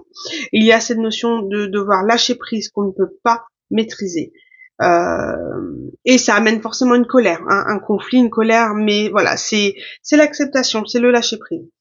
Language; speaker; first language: French; native; French